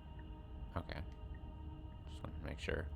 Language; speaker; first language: English; native; English